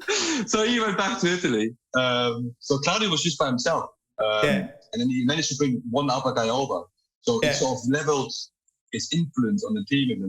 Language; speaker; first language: English; non-native, fluent; German